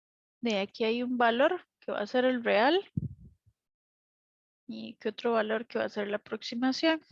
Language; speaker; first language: Spanish; native; Spanish